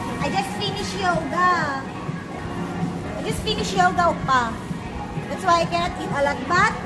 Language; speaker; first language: English; non-native, local second language; Filipino